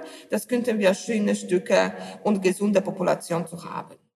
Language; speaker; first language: German; non-native, learner; Polish